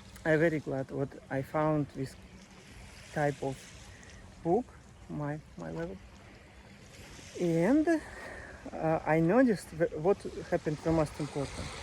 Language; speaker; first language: English; non-native, learner; Russian